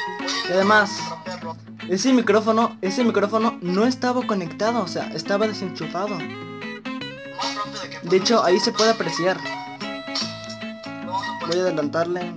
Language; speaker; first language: Spanish; native; Spanish